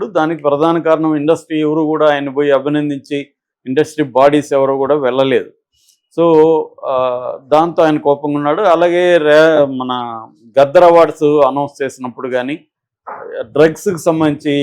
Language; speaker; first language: Telugu; native; Telugu